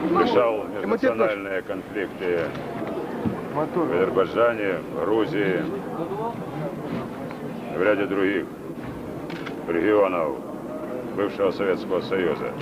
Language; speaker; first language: Russian; native; Russian